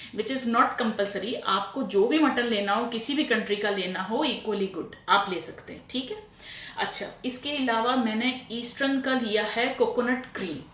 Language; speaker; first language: Urdu; native; Urdu